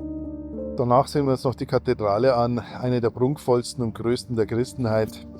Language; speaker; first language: German; native; German